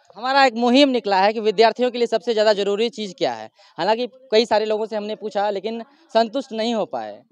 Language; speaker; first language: Hindi; native; Hindi